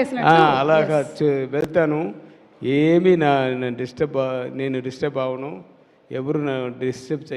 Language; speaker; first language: Telugu; non-native, learner; Tamil